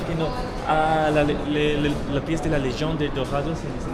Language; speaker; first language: French; non-native, learner; Spanish